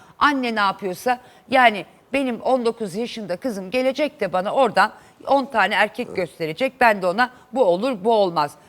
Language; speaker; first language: Turkish; native; Turkish